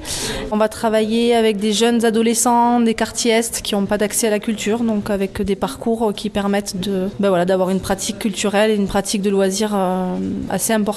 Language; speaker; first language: French; native; French